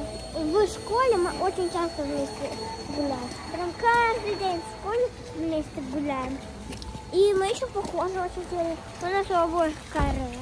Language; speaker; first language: Russian; early bilingual, heritage; Russian